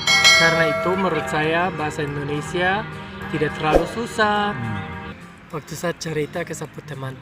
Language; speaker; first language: Indonesian; non-native, fluent; German